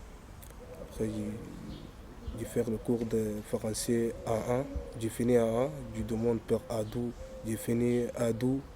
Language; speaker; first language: French; non-native, learner; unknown